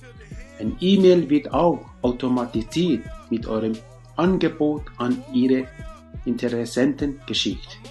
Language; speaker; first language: German; non-native, learner; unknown